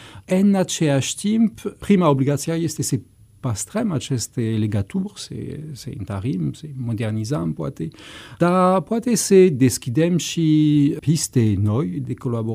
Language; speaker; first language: Romanian; non-native, fluent; French